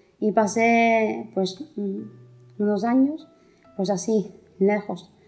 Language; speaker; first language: Spanish; non-native, fluent; Italian